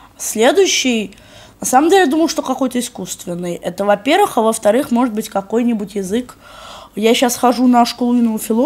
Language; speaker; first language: Russian; native; Russian